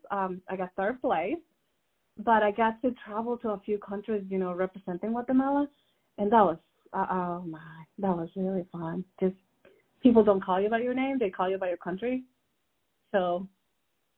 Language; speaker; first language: English; non-native, fluent; Spanish